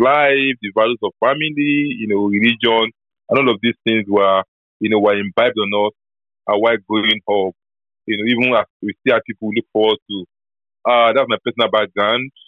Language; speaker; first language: English; non-native, local second language; Yoruba